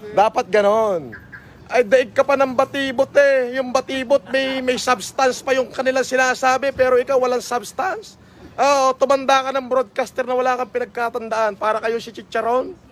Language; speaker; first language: Filipino; native; Filipino